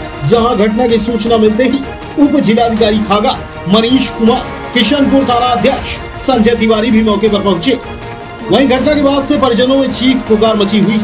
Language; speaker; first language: Hindi; native; Hindi